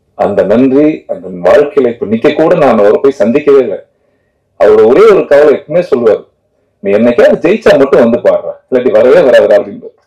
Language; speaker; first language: Tamil; native; Tamil